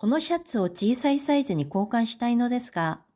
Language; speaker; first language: Japanese; non-native, fluent; Korean